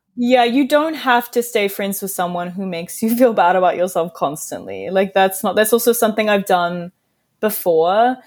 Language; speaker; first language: English; native; English